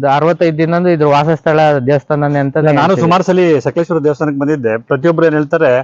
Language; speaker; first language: Kannada; native; Kannada